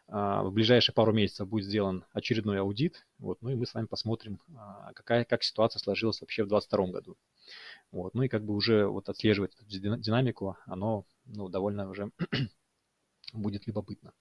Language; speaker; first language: Russian; native; Russian